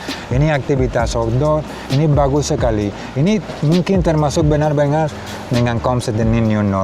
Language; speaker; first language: Indonesian; non-native, fluent; Spanish